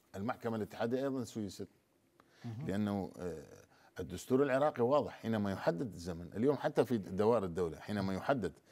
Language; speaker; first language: Arabic; non-native, local second language; Turkmen